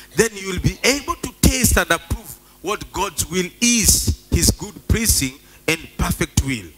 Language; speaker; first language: English; non-native, local second language; Swahili